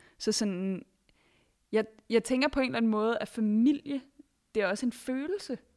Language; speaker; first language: Danish; native; Danish